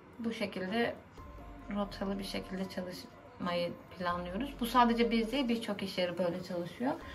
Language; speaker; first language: Turkish; native; Turkish